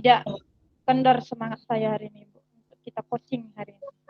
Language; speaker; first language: Indonesian; native; Indonesian